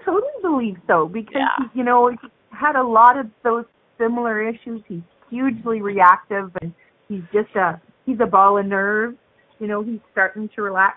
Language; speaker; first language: English; native; English